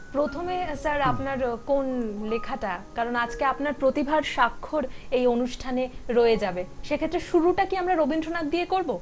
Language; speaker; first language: Bangla; native; Bangla